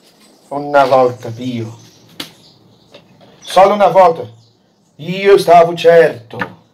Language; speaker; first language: Italian; non-native, learner; Portuguese